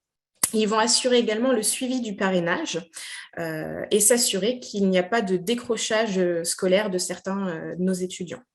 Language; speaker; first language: French; native; French